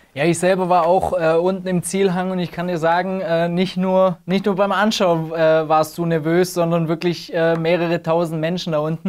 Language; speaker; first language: German; native; German